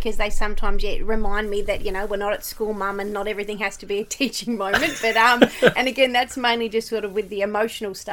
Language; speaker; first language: English; native; English